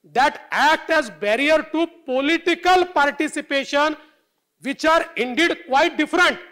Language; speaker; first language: English; non-native, local second language; Marathi